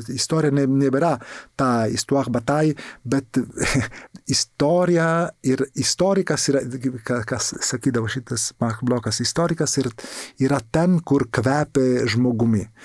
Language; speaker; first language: Lithuanian; non-native, fluent; Italian